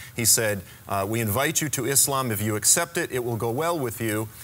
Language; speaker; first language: English; native; English